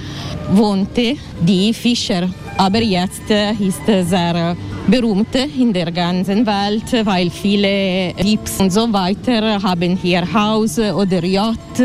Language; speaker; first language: German; non-native, fluent; Italian